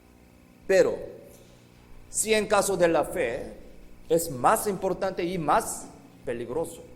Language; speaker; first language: Spanish; non-native, fluent; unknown